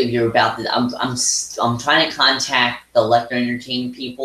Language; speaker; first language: English; native; English